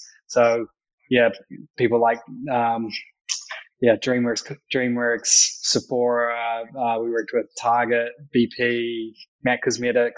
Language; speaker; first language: English; native; English